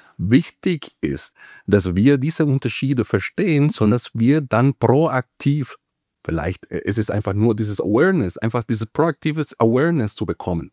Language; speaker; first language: German; non-native, fluent; Spanish